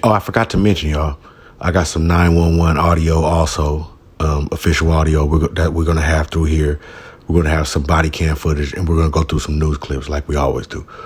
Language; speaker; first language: English; native; English